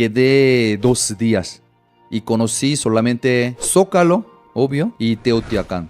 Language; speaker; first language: Spanish; non-native, fluent; Korean